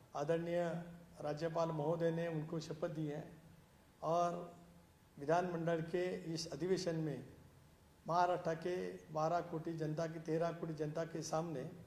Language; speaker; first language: Hindi; non-native, local second language; Marathi